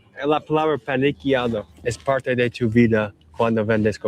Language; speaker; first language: Spanish; non-native, learner; English